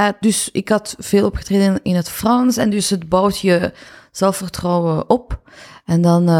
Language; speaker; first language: Dutch; early bilingual, other home language; Persian